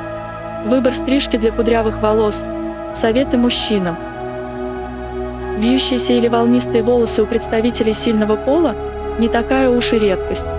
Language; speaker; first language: Russian; native; Russian